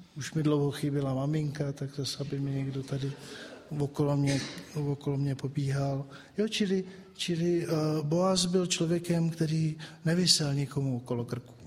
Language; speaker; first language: Czech; native; Czech